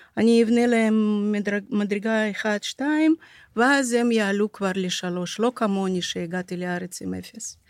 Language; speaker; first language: Hebrew; non-native, fluent; Russian